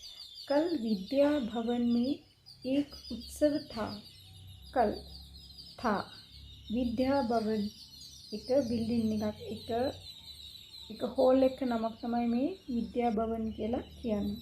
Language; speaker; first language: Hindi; non-native, fluent; Sinhala